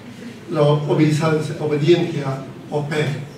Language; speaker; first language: French; non-native, learner; Spanish